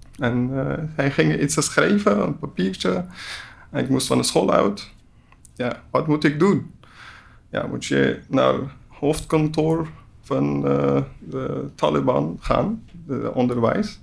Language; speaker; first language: Dutch; non-native, learner; Persian